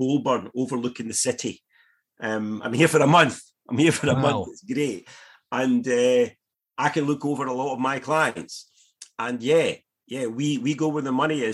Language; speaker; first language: English; native; English